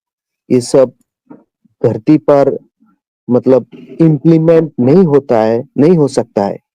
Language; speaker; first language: Hindi; non-native, local second language; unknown